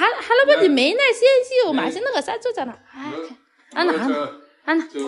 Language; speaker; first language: Korean; non-native, fluent; Chinese